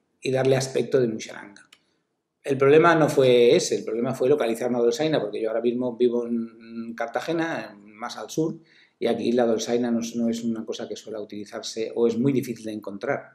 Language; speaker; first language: Spanish; native; Spanish